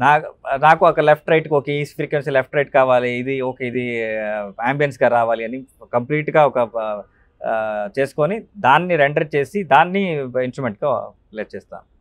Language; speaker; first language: Telugu; non-native, local second language; Kannada